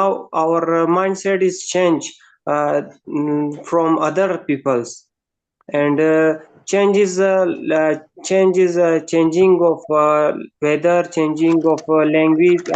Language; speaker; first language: English; non-native, learner; Persian